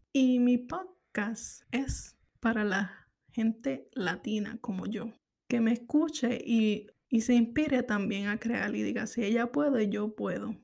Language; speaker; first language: Spanish; native; Spanish